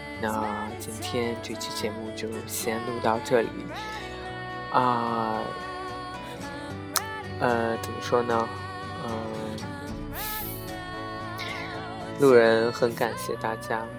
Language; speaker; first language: Chinese; native; Chinese